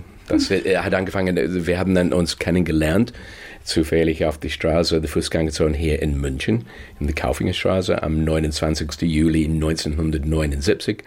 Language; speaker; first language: German; non-native, fluent; English